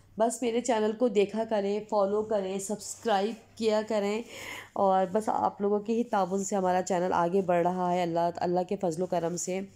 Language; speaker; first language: Hindi; native; Hindi